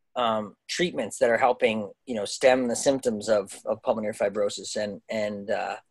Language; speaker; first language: English; native; English